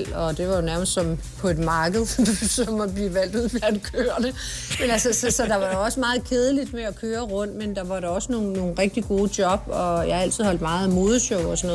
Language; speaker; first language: Danish; native; Danish